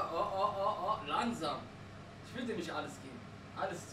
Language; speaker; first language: German; early bilingual, other home language; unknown